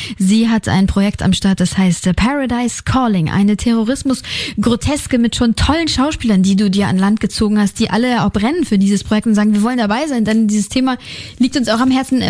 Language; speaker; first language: German; native; German